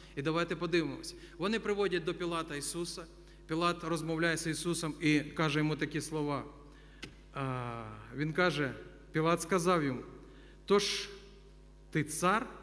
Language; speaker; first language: Ukrainian; non-native, local second language; Russian